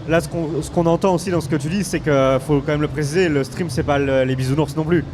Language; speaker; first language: French; native; French